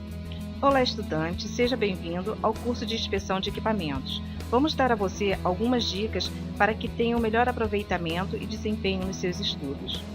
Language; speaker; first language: Portuguese; native; Portuguese